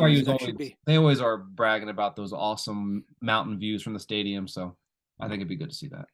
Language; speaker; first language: English; native; English